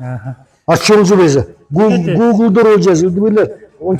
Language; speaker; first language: Mongolian; non-native, learner; Buriat